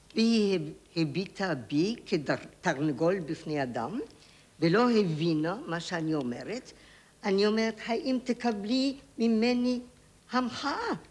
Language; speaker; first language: Hebrew; native; Hebrew